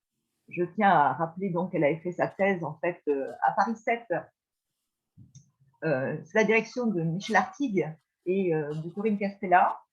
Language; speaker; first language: French; native; French